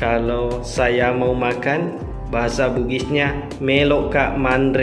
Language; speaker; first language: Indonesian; non-native, local second language; Buginese